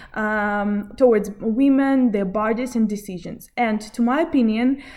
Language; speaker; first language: English; non-native, fluent; Belarusian